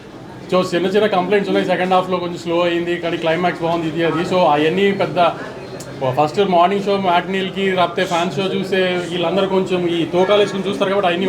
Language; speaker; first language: Telugu; native; Telugu